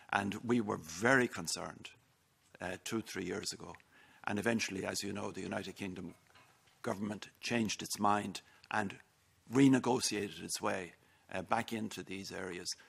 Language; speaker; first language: English; native; English